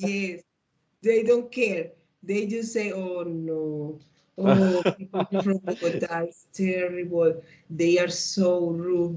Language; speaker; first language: English; non-native, learner; Spanish